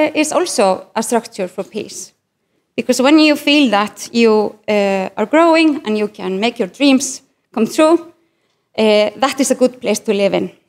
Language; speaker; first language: English; non-native, fluent; Icelandic